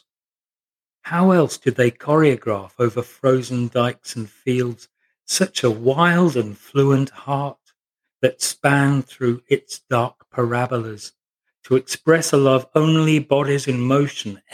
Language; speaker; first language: English; native; English